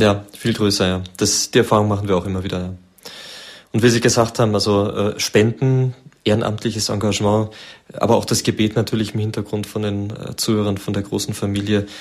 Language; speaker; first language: German; native; German